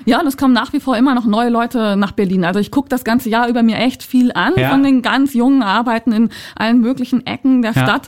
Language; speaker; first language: German; native; German